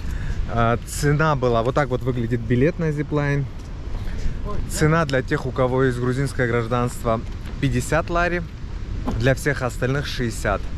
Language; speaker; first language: Russian; native; Russian